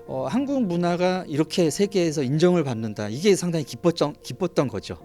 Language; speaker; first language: Korean; native; Korean